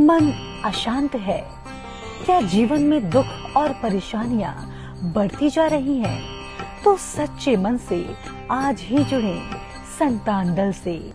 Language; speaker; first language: Hindi; native; Hindi